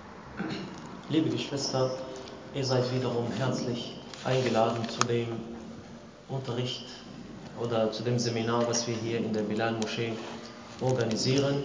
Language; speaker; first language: German; early bilingual, other home language; Arabic